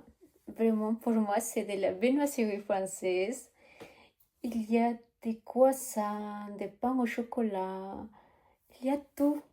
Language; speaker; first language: French; non-native, learner; Spanish